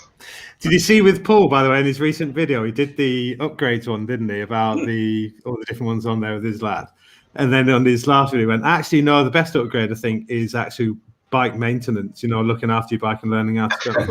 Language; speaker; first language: English; native; English